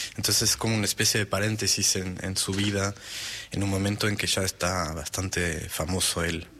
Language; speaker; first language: Spanish; non-native, fluent; French